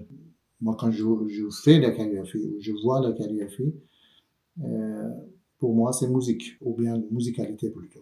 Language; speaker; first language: French; non-native, fluent; Persian